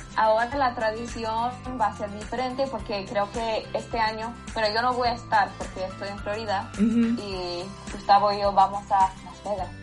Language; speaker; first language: Spanish; non-native, fluent; English